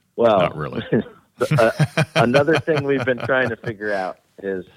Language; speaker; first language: English; native; English